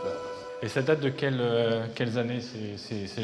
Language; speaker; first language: French; native; French